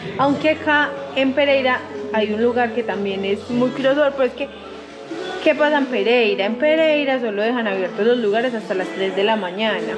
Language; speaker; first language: Spanish; native; Spanish